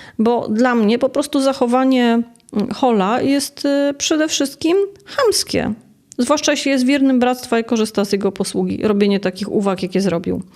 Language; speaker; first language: Polish; native; Polish